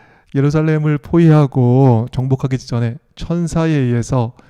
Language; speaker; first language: Korean; native; Korean